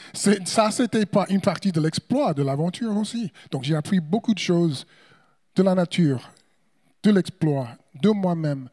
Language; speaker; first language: French; non-native, fluent; English